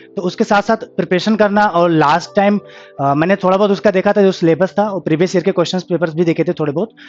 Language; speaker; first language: Hindi; native; Hindi